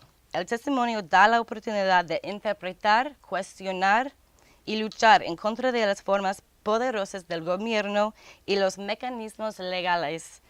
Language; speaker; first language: Spanish; non-native, fluent; English